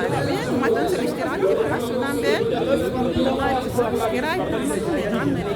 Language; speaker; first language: Arabic; native; Arabic